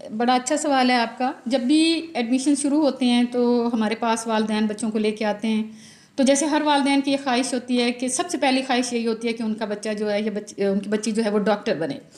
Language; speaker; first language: Urdu; non-native, local second language; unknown